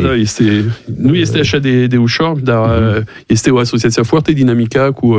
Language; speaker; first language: Romanian; non-native, learner; French